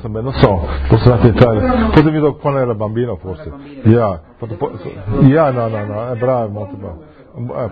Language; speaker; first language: Italian; early bilingual, heritage; English